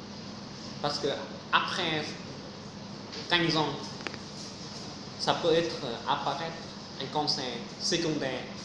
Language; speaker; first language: French; non-native, fluent; Vietnamese